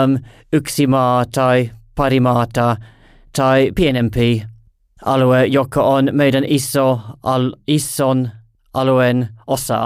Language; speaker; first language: Finnish; non-native, learner; English